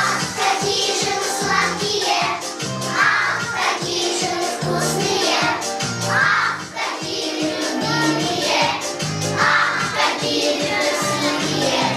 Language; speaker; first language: Russian; non-native, learner; Uzbek